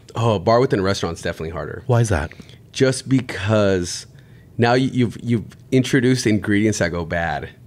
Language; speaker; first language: English; native; English